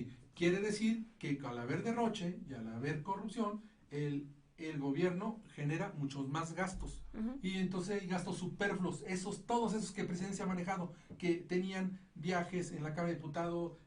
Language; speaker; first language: Spanish; native; Spanish